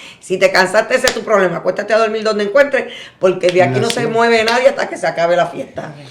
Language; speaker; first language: Spanish; native; Spanish